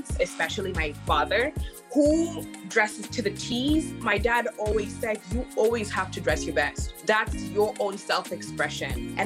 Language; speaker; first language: English; non-native, local second language; Luo (Kenya and Tanzania)